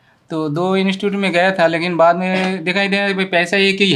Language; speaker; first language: Hindi; non-native, local second language; Bangla